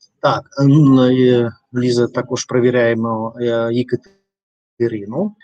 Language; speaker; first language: Ukrainian; non-native, learner; Russian